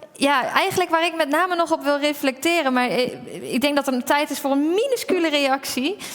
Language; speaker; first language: Dutch; native; Dutch